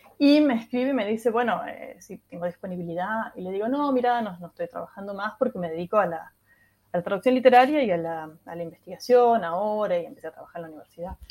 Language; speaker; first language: Spanish; non-native, local second language; German